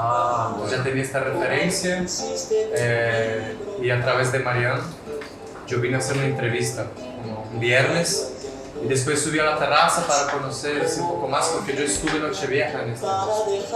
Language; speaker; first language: Spanish; non-native, fluent; Portuguese